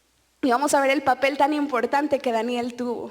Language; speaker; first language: Spanish; native; Spanish